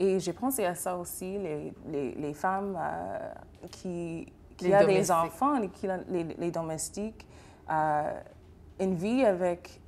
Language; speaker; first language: French; non-native, fluent; English